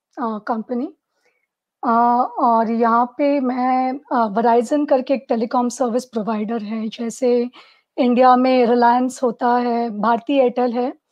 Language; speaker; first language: Hindi; non-native, local second language; Marathi